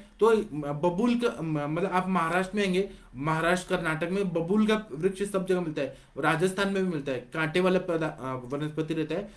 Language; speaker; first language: Hindi; non-native, local second language; Marathi